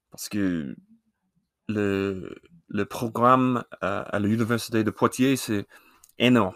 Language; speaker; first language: French; non-native, learner; English